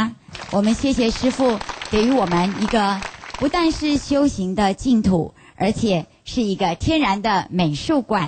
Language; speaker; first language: Chinese; native; Chinese